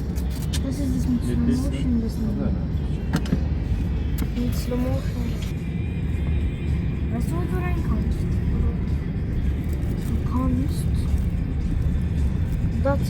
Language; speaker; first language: German; early bilingual, other home language; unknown